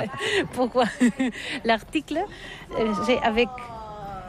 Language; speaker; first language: French; non-native, learner; Catalan